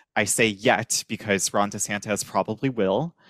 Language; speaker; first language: English; native; English